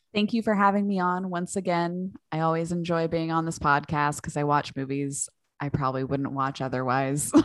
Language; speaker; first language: English; native; English